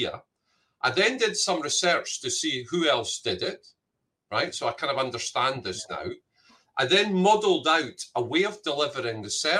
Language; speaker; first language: English; native; English